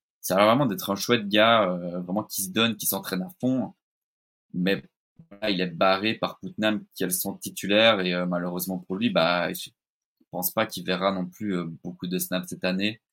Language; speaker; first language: French; native; French